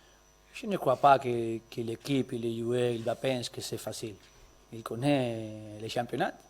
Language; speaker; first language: French; non-native, learner; Spanish